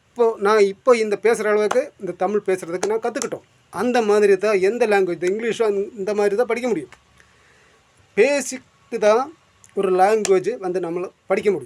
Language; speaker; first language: Tamil; non-native, local second language; Malayalam